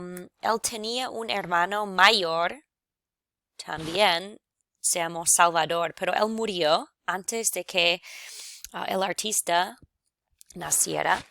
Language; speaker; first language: Spanish; non-native, fluent; English